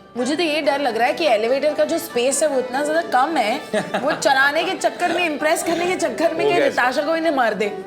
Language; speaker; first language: Hindi; native; Hindi